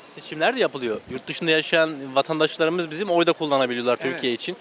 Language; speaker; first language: Turkish; native; Turkish